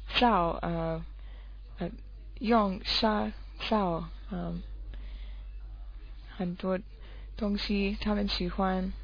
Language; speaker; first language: Chinese; non-native, learner; English